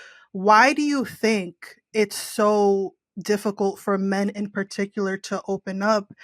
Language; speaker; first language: English; native; English